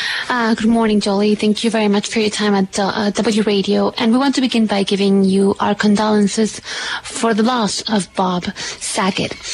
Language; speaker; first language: English; non-native, fluent; Spanish